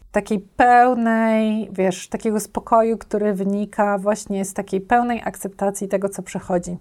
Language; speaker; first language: Polish; native; Polish